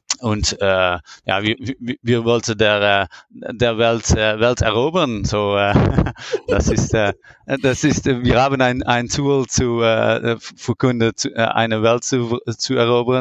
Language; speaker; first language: German; non-native, learner; Dutch